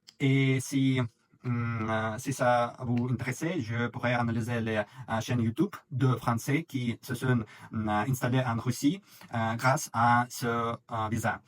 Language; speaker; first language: French; non-native, learner; Russian